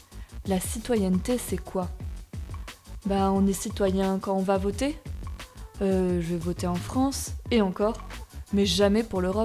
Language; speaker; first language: French; native; French